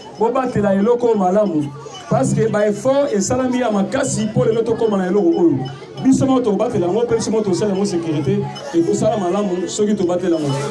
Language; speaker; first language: Lingala; native; Lingala